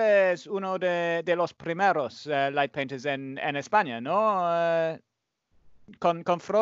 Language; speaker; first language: Spanish; non-native, fluent; English